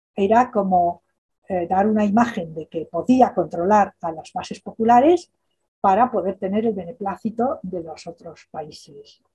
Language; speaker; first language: Spanish; native; Spanish